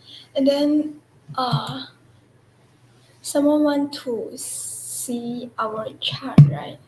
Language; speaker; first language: English; non-native, local second language; Chinese